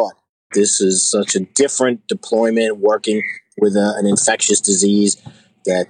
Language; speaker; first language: English; native; English